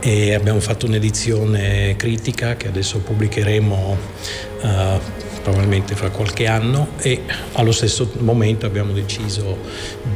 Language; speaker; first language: Italian; non-native, fluent; Dutch